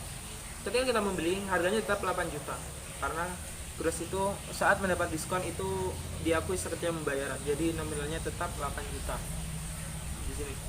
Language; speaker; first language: Indonesian; native; Indonesian